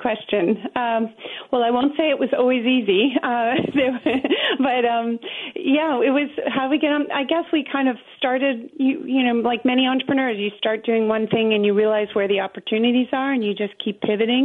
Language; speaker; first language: English; native; English